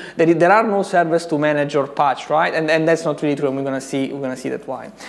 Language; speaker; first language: English; non-native, fluent; Italian